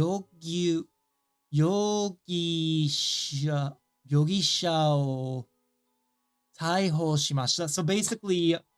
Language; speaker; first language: Japanese; non-native, learner; English